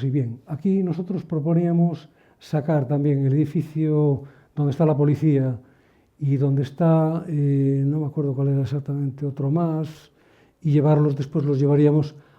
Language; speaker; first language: Spanish; native; Spanish